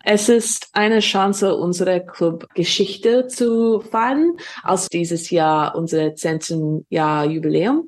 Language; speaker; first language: German; non-native, fluent; English